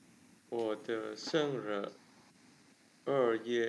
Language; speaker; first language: Chinese; non-native, learner; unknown